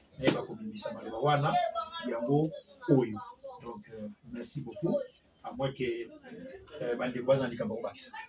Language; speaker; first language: Lingala; native; Lingala